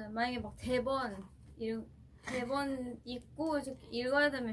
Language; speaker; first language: Korean; non-native, fluent; Thai